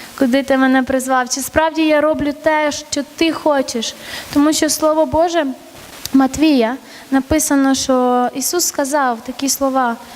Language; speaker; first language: Ukrainian; early bilingual, other home language; Armenian